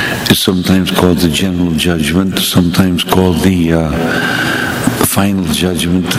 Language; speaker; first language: English; native; English